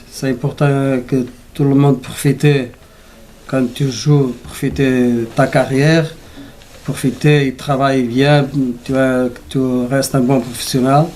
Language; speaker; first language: French; non-native, learner; Portuguese